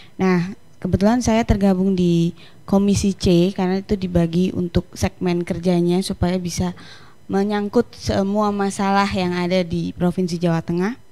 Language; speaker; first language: Indonesian; native; Indonesian